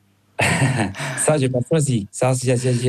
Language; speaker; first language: French; non-native, fluent; Spanish